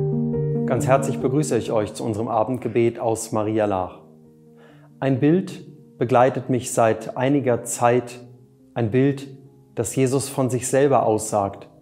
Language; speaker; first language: German; native; German